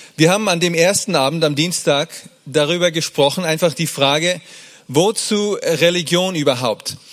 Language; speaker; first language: German; early bilingual, other home language; English